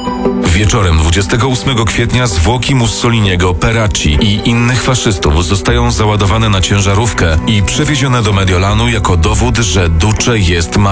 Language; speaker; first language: Polish; native; Polish